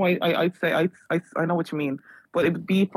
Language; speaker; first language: English; native; English